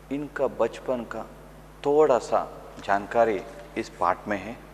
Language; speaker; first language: Hindi; non-native, local second language; Kannada